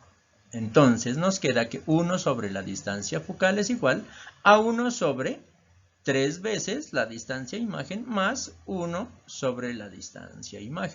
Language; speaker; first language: Spanish; native; Spanish